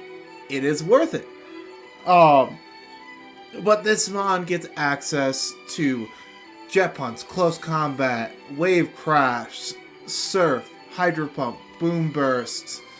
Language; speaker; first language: English; native; English